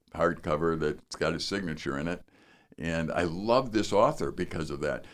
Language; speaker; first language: English; native; English